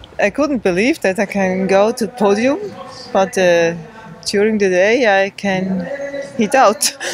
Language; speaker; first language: English; non-native, learner; German